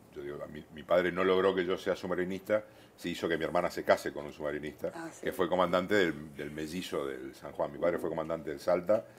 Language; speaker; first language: Spanish; native; Spanish